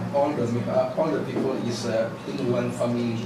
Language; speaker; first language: English; non-native, learner; Indonesian